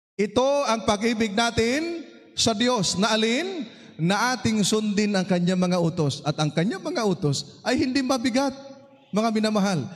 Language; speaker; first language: Filipino; native; Filipino